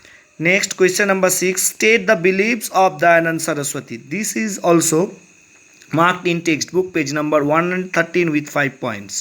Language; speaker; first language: English; non-native, local second language; Bangla